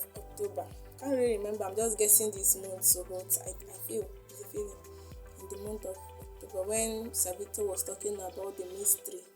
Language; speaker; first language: English; non-native, local second language; Igbo